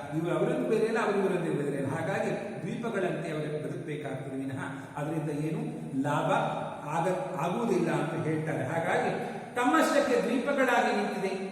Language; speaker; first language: Kannada; native; Kannada